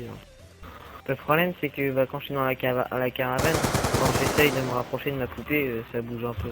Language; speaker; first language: French; native; French